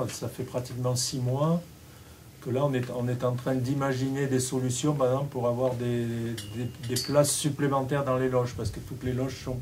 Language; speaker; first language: French; native; French